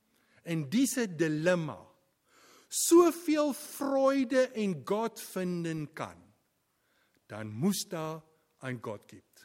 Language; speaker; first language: German; non-native, fluent; Afrikaans